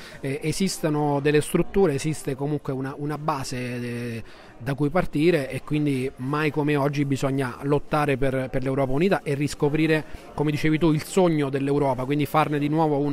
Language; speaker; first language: Italian; native; Italian